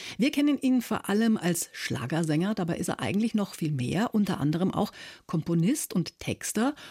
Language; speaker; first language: German; native; German